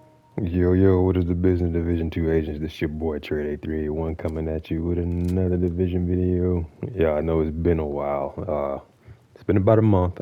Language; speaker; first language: English; native; English